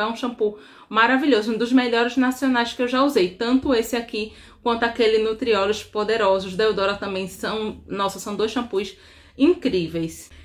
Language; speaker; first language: Portuguese; native; Portuguese